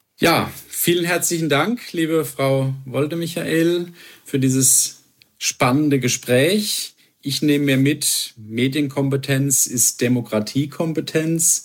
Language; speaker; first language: German; native; German